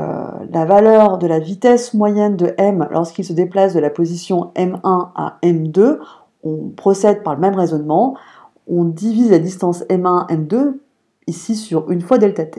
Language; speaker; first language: French; native; French